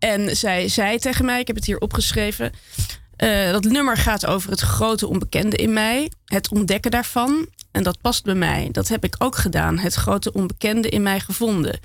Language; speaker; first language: Dutch; native; Dutch